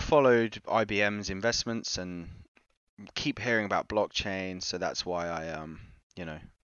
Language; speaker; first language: English; native; English